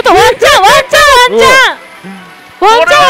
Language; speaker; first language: Japanese; native; Japanese